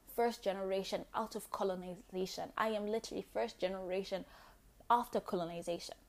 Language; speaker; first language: English; non-native, local second language; Shona